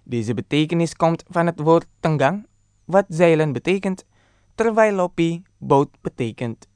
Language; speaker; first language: Dutch; non-native, fluent; Indonesian